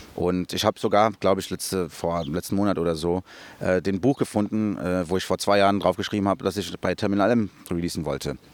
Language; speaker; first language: German; early bilingual, other home language; Portuguese